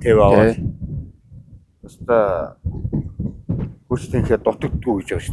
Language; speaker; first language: Mongolian; native; Mongolian